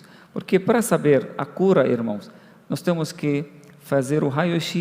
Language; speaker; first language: Portuguese; non-native, fluent; Arabic